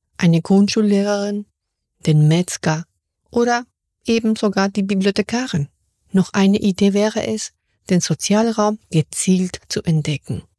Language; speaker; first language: German; non-native, fluent; Spanish